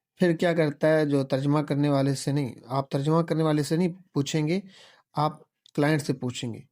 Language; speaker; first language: Urdu; non-native, local second language; Punjabi